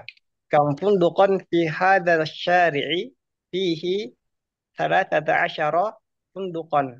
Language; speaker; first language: Arabic; non-native, learner; Indonesian